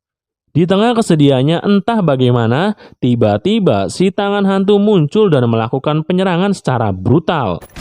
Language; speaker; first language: Indonesian; native; Indonesian